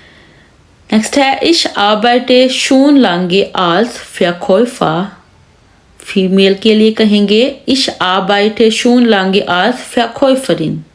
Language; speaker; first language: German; non-native, fluent; Urdu